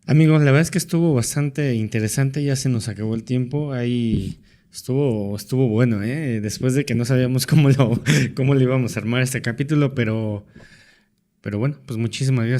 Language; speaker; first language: Spanish; native; Spanish